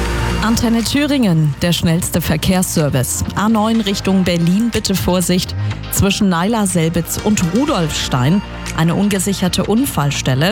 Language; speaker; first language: German; native; German